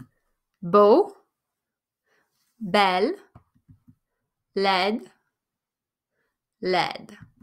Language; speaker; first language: French; non-native, fluent; English